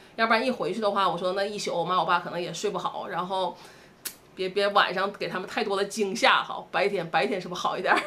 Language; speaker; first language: Chinese; native; Chinese